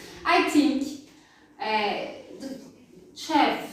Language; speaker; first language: English; non-native, learner; Turkish